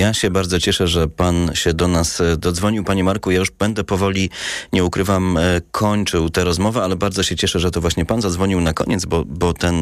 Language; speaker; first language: Polish; native; Polish